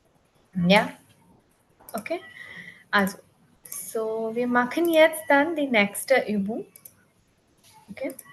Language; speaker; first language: German; non-native, learner; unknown